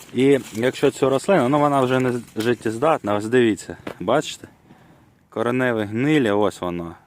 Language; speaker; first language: Ukrainian; non-native, local second language; Russian